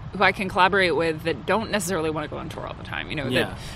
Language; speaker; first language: English; native; English